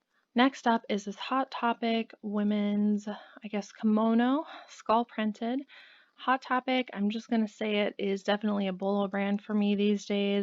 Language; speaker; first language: English; native; English